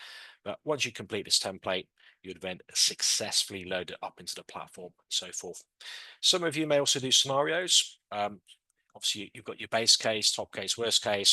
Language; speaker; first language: English; native; English